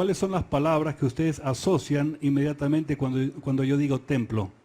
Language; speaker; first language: Spanish; native; Spanish